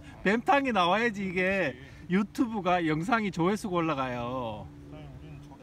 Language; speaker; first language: Korean; native; Korean